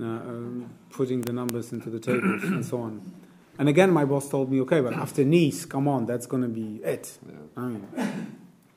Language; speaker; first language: English; non-native, fluent; Polish